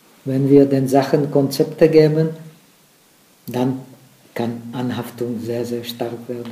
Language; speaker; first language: German; non-native, fluent; Czech